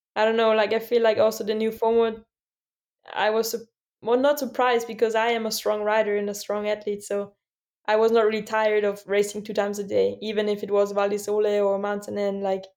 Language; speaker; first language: English; non-native, fluent; German